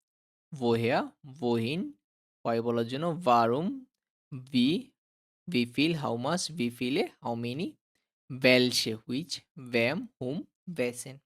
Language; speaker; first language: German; non-native, fluent; Bangla